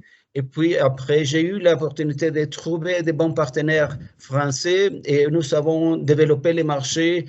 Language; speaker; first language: French; non-native, fluent; Spanish